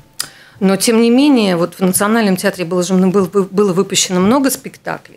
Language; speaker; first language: Russian; native; Russian